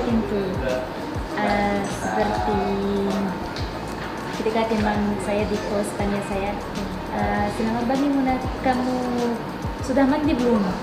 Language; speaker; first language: Indonesian; non-native, learner; Arabic